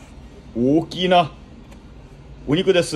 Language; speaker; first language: Japanese; non-native, fluent; Korean